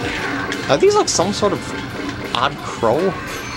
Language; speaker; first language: English; native; English